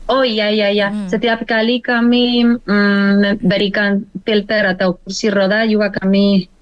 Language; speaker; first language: Indonesian; non-native, learner; Spanish